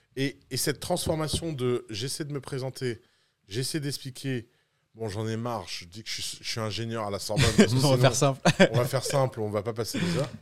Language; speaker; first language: French; native; French